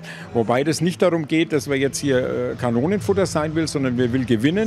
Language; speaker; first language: German; native; German